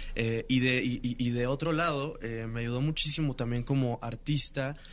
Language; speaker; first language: Spanish; native; Spanish